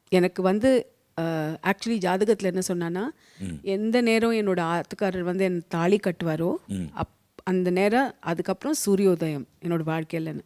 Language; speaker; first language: Tamil; early bilingual, heritage; Tamil